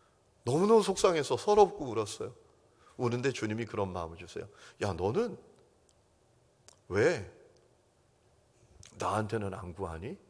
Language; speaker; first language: Korean; native; Korean